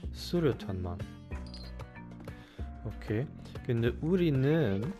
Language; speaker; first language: Korean; non-native, fluent; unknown